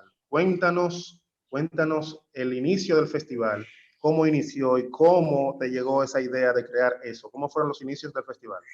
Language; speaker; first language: Spanish; native; Spanish